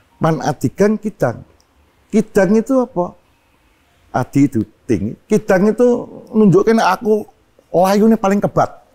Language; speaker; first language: Indonesian; non-native, local second language; Javanese